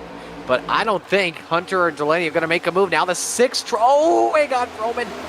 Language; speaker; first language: English; native; English